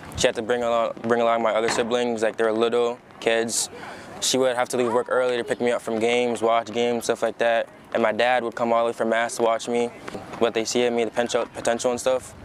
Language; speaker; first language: English; native; English